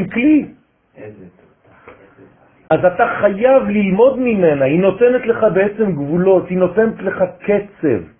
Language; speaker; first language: Hebrew; non-native, fluent; French